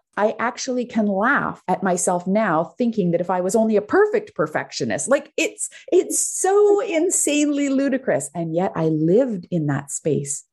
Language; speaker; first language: English; native; English